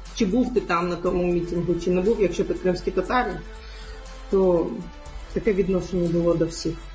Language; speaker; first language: Ukrainian; non-native, local second language; Crimean Tatar